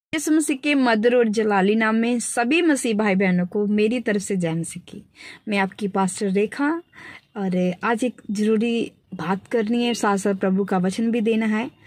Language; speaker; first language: Hindi; non-native, local second language; Punjabi